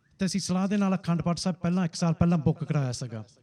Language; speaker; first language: Punjabi; early bilingual, heritage; Punjabi